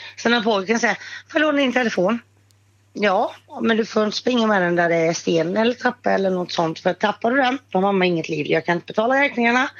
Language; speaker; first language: Swedish; native; Swedish